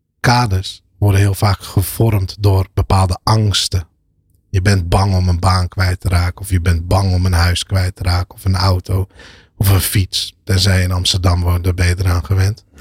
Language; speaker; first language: Dutch; early bilingual, other home language; Arabic